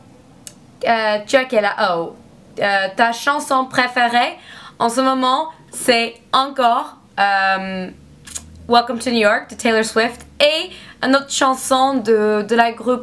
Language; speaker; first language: French; non-native, learner; English